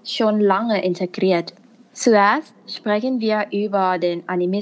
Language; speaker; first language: German; non-native, fluent; Thai